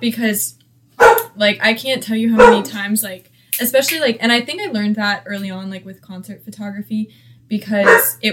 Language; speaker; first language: English; native; English